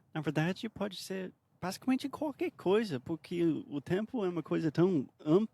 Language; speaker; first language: Portuguese; non-native, fluent; English